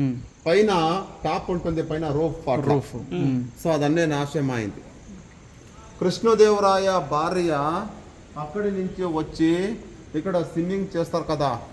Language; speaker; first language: Telugu; non-native, local second language; Kannada